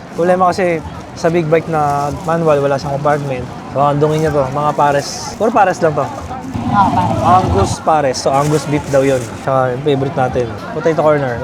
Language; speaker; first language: Filipino; native; Filipino